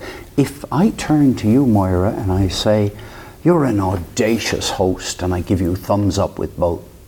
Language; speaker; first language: English; native; English